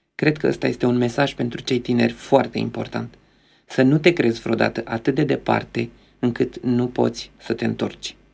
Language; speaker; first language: Romanian; native; Romanian